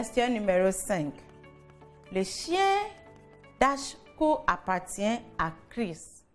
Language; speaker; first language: French; non-native, fluent; English